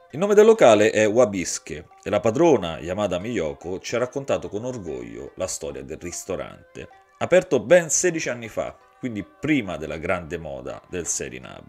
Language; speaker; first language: Italian; native; Italian